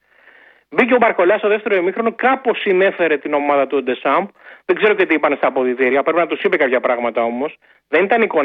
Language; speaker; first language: Greek; native; Greek